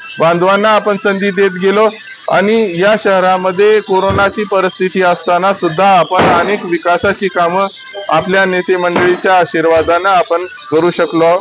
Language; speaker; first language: Marathi; native; Marathi